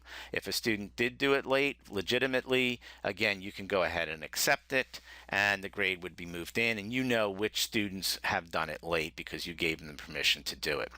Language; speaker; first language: English; native; English